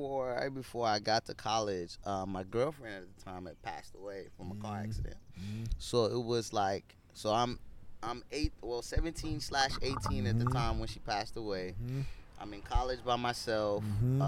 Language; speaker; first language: English; non-native, local second language; Yoruba